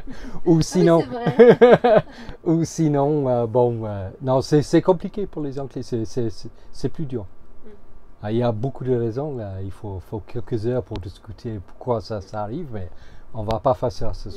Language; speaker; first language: French; non-native, fluent; English